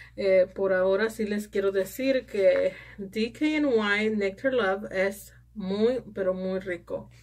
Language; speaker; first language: Spanish; early bilingual, heritage; Spanish